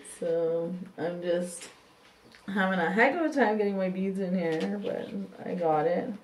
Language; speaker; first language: English; native; English